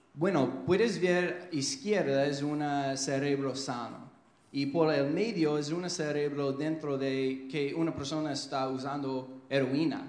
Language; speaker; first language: Spanish; non-native, fluent; English